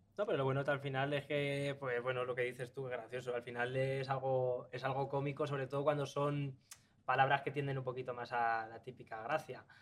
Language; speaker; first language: Spanish; native; Spanish